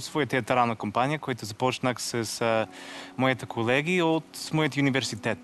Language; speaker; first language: Bulgarian; non-native, learner; English